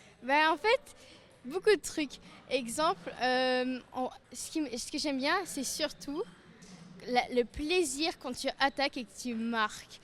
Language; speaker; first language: French; native; French